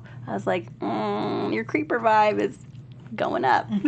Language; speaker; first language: English; native; English